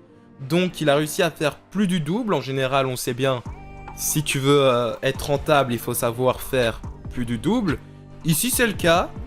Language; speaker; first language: French; native; French